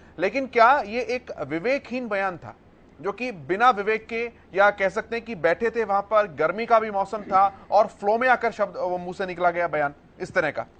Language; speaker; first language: Hindi; native; Hindi